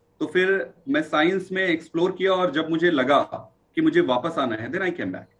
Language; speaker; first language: Hindi; native; Hindi